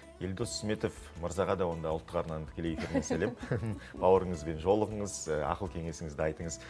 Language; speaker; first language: Kazakh; native; Kazakh